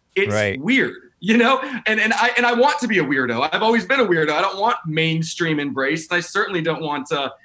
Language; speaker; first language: English; native; English